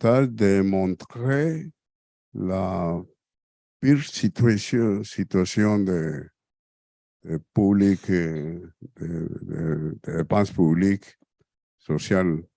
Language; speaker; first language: French; non-native, fluent; Spanish